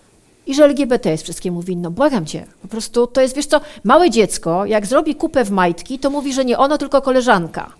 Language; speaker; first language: Polish; native; Polish